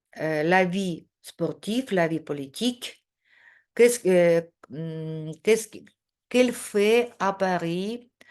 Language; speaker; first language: French; non-native, fluent; Russian